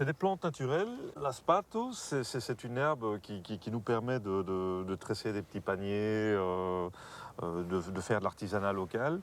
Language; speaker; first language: French; native; French